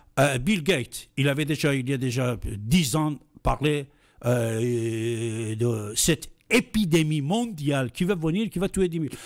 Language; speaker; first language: French; non-native, fluent; Persian